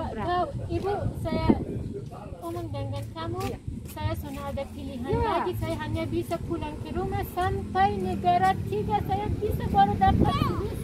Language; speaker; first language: Indonesian; non-native, learner; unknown